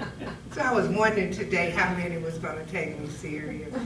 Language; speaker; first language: English; native; English